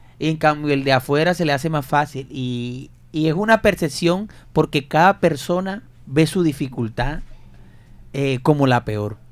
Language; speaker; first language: Spanish; native; Spanish